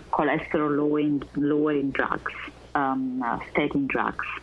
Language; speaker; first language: English; non-native, fluent; Italian